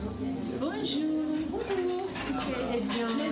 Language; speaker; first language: French; non-native, learner; Arabic